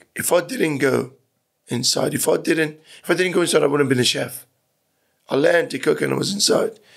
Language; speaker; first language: English; early bilingual, other home language; Persian